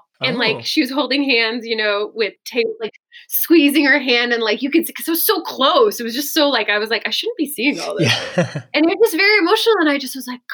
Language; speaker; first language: English; native; English